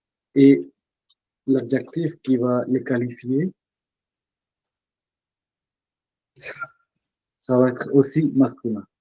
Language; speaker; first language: French; non-native, fluent; Punjabi